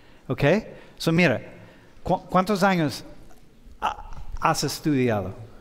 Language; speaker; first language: Spanish; non-native, fluent; English